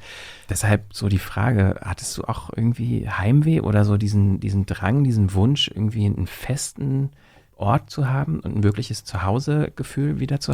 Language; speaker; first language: German; native; German